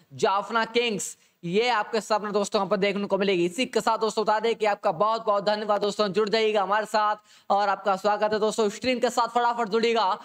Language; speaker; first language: Hindi; native; Hindi